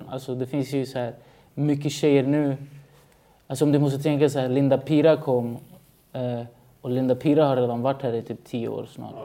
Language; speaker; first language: Swedish; early bilingual, other home language; Spanish